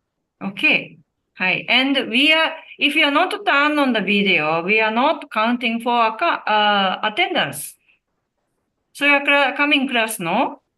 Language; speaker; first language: English; non-native, learner; Japanese